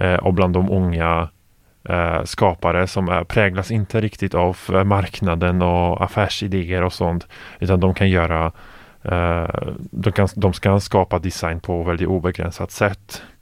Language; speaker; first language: Swedish; non-native, fluent; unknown